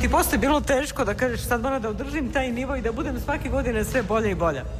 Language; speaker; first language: Serbian; native; Serbian